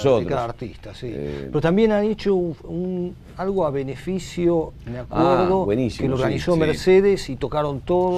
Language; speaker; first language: Spanish; native; Spanish